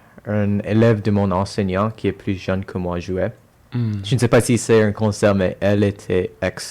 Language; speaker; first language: French; non-native, local second language; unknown